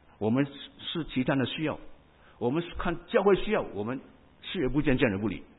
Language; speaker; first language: Chinese; non-native, local second language; Cantonese